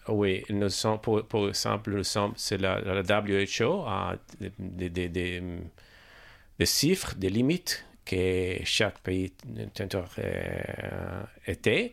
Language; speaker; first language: French; non-native, learner; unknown